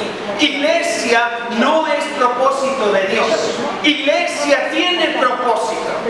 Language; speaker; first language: Spanish; non-native, fluent; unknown